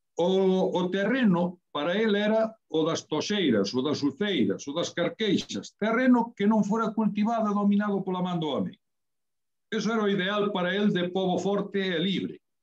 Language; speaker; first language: Galician; native; Galician